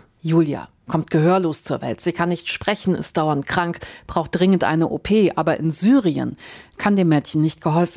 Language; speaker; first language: German; native; German